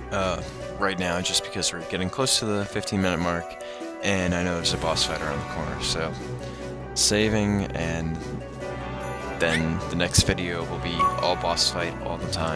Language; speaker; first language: English; native; English